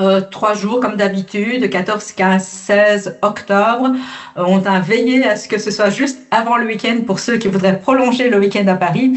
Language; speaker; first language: French; native; French